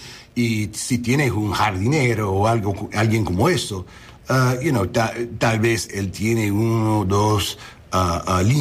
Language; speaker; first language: Spanish; non-native, learner; English